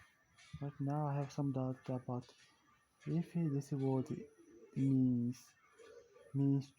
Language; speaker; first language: English; non-native, learner; Portuguese